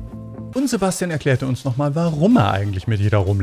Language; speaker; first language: German; native; German